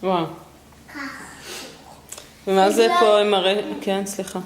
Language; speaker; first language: Hebrew; native; Hebrew